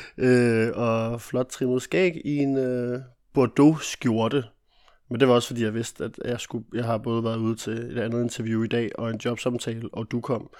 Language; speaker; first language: Danish; early bilingual, other home language; Italian